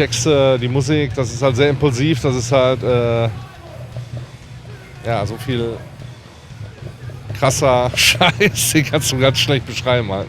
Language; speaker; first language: German; native; German